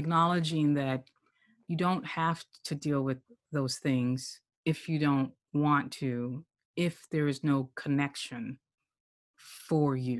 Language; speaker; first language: English; native; English